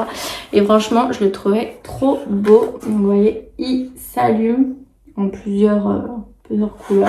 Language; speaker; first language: French; native; French